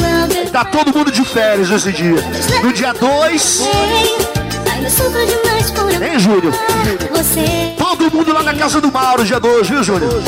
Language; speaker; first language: Portuguese; native; Portuguese